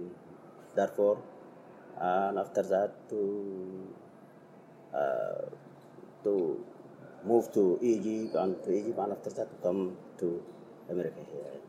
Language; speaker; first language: English; non-native, learner; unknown